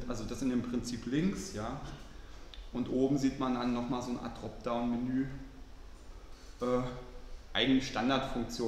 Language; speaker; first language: German; native; German